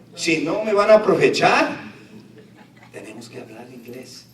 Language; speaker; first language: Spanish; early bilingual, heritage; Spanish